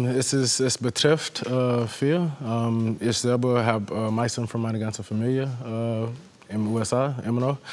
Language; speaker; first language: German; non-native, fluent; English